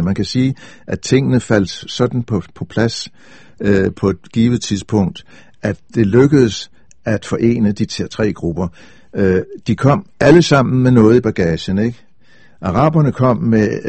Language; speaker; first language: Danish; native; Danish